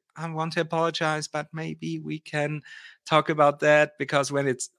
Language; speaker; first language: English; non-native, fluent; German